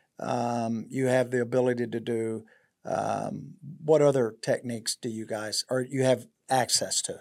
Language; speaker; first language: English; native; English